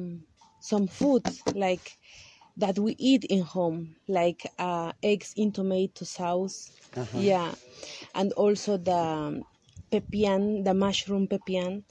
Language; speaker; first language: English; non-native, local second language; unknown